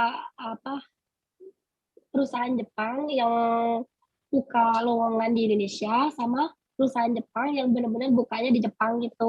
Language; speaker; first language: Indonesian; native; Indonesian